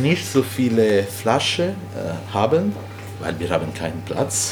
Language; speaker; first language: German; non-native, learner; Italian